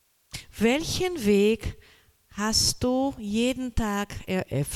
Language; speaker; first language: German; non-native, learner; Portuguese